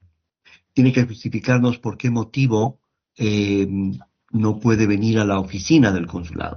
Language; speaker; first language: Spanish; native; Spanish